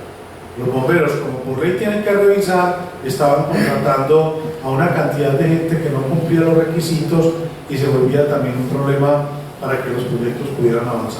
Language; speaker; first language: Spanish; native; Spanish